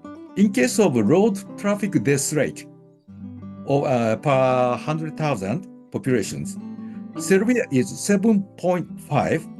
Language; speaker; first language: English; non-native, learner; Japanese